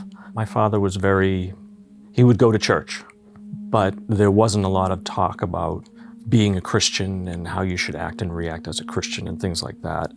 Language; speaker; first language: English; native; English